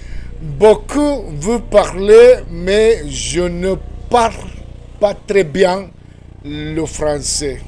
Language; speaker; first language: French; non-native, fluent; Spanish